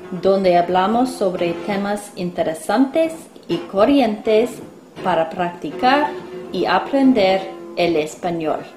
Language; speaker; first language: Spanish; non-native, fluent; English